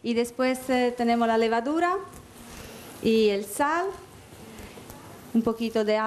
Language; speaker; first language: Spanish; non-native, fluent; Italian